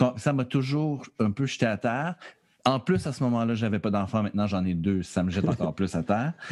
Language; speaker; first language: French; native; French